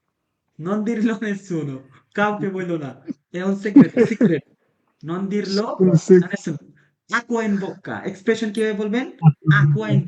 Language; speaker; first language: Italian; non-native, fluent; Bangla